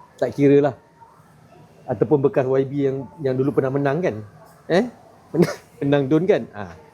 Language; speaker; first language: Malay; native; Malay